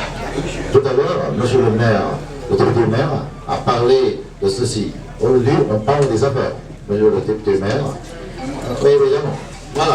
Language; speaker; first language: French; non-native, fluent; Chinese